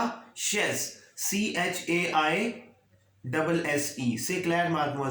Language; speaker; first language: French; non-native, learner; Hindi